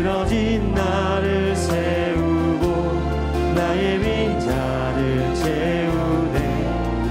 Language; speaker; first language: Korean; native; Korean